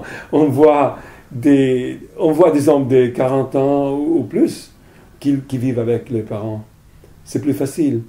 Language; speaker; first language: French; non-native, fluent; Italian